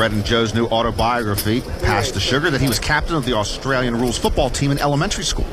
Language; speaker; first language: English; native; English